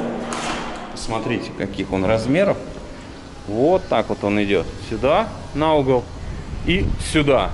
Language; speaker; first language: Russian; native; Russian